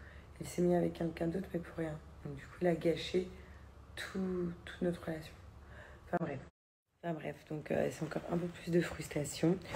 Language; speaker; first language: French; native; French